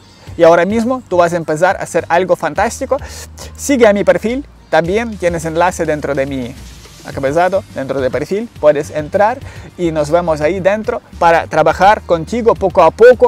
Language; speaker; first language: Spanish; non-native, learner; Ukrainian